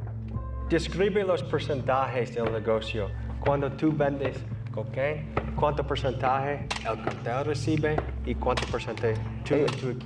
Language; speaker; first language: Spanish; non-native, learner; English